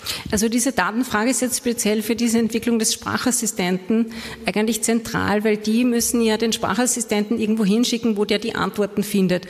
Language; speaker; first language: German; native; German